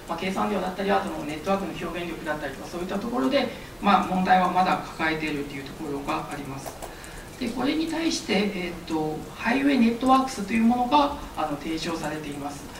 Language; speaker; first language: Japanese; early bilingual, other home language; Chinese